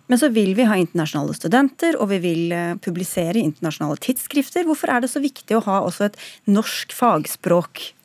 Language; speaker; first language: Norwegian; native; Norwegian